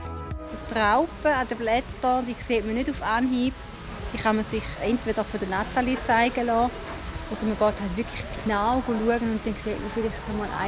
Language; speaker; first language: German; native; German